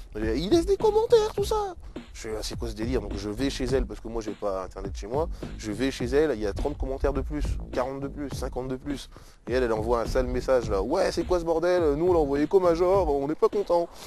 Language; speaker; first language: French; native; French